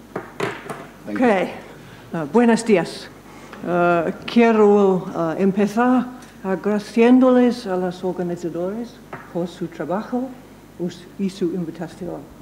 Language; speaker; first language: Spanish; non-native, learner; English